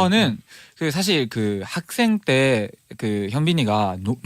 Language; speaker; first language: Korean; non-native, fluent; Japanese